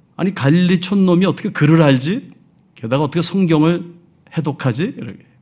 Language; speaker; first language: Korean; early bilingual, heritage; Korean